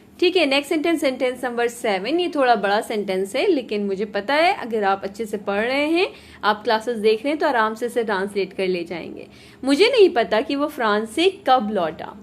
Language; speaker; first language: Hindi; native; Hindi